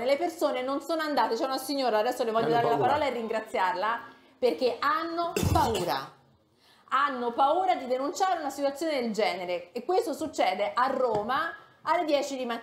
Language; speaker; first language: Italian; native; Italian